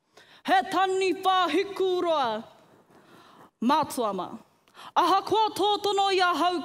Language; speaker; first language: Māori; non-native, local second language; English